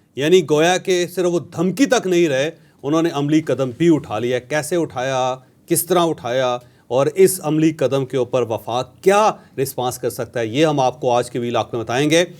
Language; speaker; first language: Urdu; non-native, local second language; Punjabi